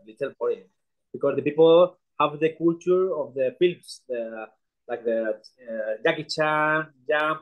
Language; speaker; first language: English; non-native, learner; Spanish